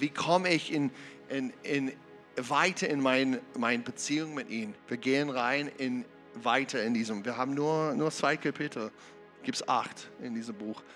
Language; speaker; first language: German; non-native, learner; English